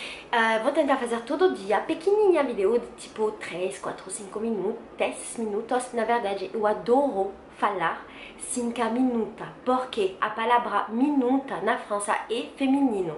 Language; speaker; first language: Portuguese; non-native, learner; French